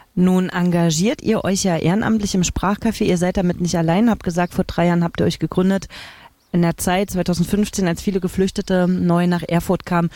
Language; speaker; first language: German; native; German